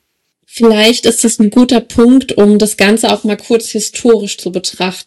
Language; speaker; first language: German; native; German